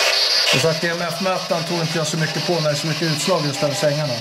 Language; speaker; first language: Swedish; native; Swedish